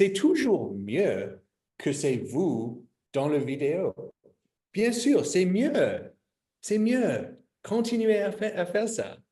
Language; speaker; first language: French; non-native, fluent; English